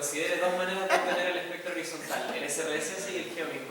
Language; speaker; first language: Spanish; native; Spanish